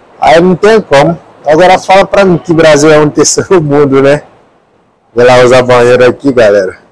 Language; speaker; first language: Portuguese; non-native, learner; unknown